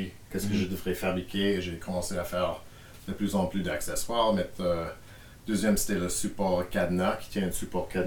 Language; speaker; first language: French; non-native, fluent; English